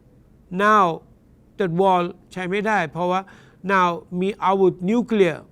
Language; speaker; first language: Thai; non-native, learner; English